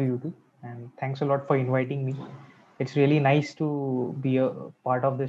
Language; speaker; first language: English; non-native, local second language; Marathi